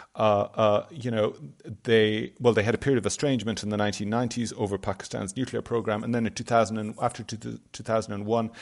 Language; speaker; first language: English; native; English